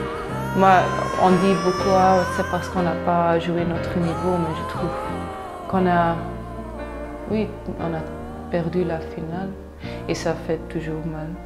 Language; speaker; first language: French; non-native, local second language; Dutch